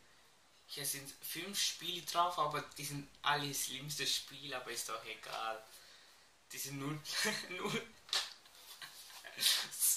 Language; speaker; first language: German; early bilingual, other home language; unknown